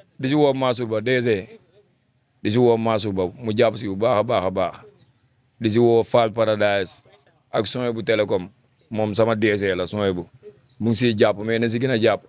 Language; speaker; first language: Wolof; non-native, local second language; Fula